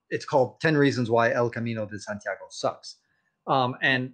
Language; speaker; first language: English; native; English